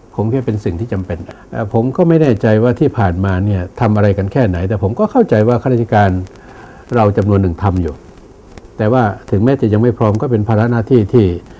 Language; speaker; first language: Thai; non-native, local second language; Northeastern Thai